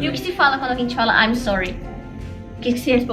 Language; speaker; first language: Portuguese; native; Portuguese